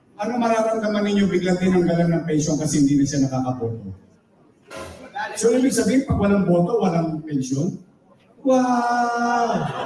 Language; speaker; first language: Filipino; native; Filipino